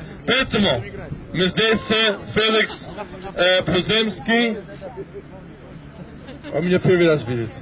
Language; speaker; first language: Russian; non-native, learner; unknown